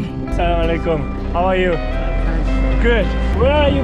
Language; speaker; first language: English; non-native, learner; Korean